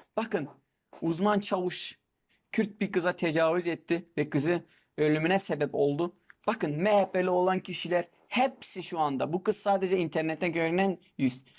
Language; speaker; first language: Turkish; non-native, local second language; Kurdish